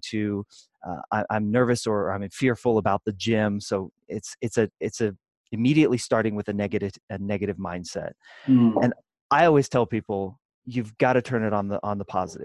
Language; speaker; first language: English; native; English